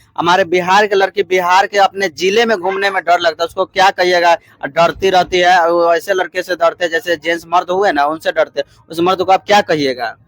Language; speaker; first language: Hindi; native; Hindi